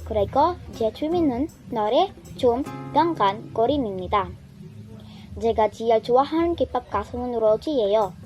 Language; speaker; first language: Korean; non-native, learner; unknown